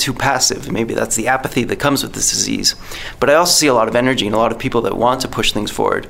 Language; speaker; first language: English; native; English